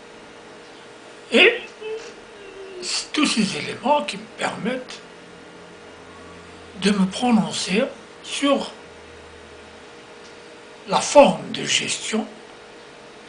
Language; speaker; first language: French; non-native, local second language; Kabyle